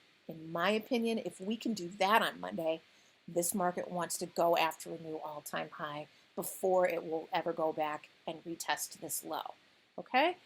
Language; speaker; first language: English; native; English